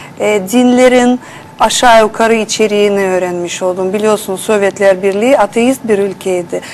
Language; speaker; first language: Turkish; non-native, fluent; Russian